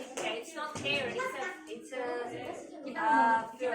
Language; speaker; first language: English; non-native, learner; Indonesian